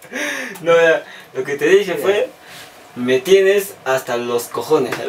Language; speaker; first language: Spanish; native; Spanish